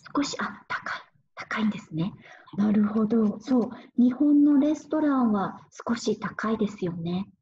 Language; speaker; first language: Japanese; native; Japanese